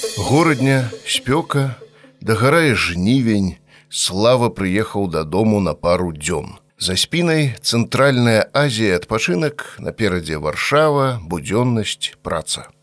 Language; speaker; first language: Belarusian; native; Belarusian